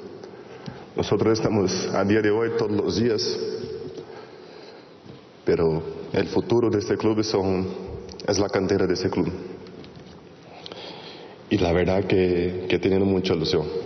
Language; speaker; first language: Spanish; non-native, fluent; Portuguese